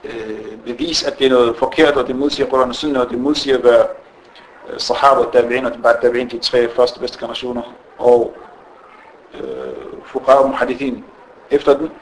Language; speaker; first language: Danish; non-native, fluent; Arabic